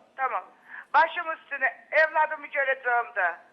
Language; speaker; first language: Turkish; native; Turkish